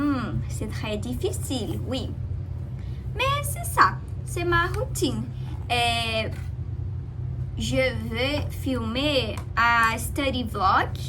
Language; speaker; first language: French; non-native, learner; Portuguese